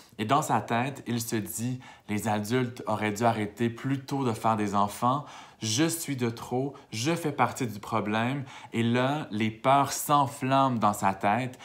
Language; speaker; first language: French; native; French